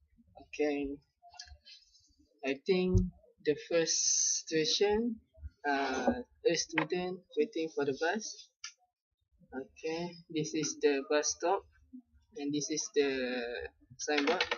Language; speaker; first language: English; non-native, local second language; Malay